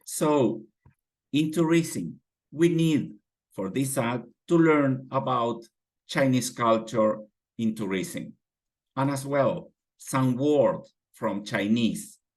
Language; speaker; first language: English; non-native, fluent; Spanish